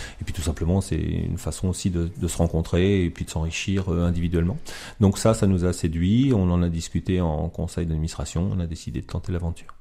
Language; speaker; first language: French; native; French